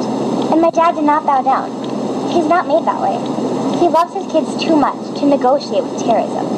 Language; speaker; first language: English; native; English